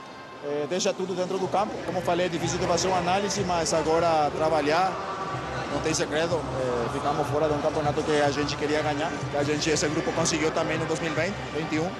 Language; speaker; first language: Portuguese; non-native, fluent; Spanish